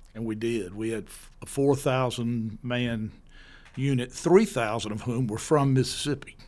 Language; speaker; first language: English; native; English